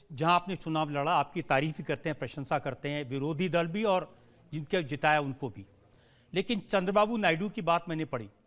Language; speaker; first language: Hindi; native; Hindi